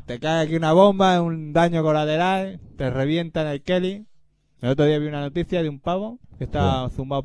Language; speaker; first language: Spanish; native; Spanish